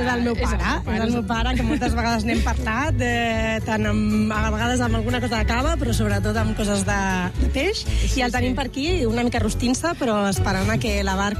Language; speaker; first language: Catalan; native; Catalan